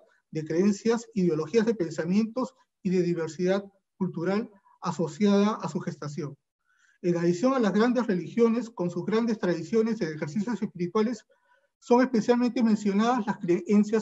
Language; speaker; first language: Spanish; native; Spanish